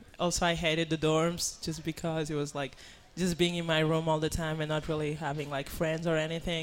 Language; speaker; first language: English; non-native, fluent; Spanish